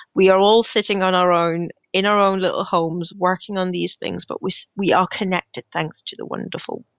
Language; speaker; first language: English; non-native, fluent; Danish